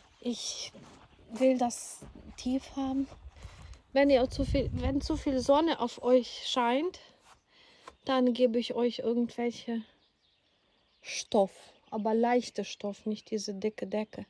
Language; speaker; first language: German; non-native, fluent; Ukrainian